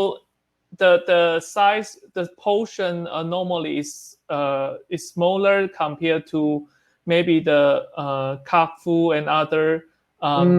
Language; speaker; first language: English; non-native, learner; Chinese